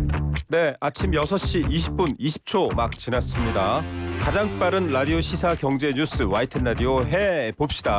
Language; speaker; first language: Korean; native; Korean